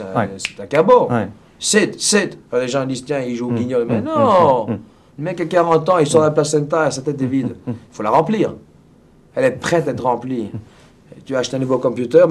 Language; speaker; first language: French; native; French